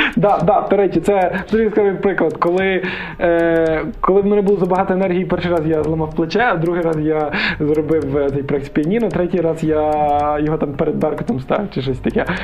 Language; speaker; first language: Ukrainian; native; Ukrainian